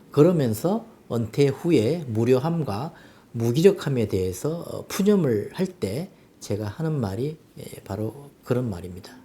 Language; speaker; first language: Korean; native; Korean